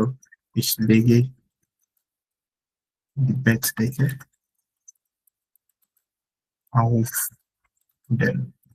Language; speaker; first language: German; non-native, fluent; Akan